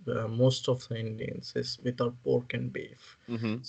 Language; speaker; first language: English; non-native, local second language; Odia